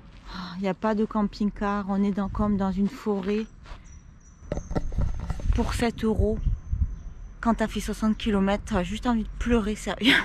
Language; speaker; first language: French; native; French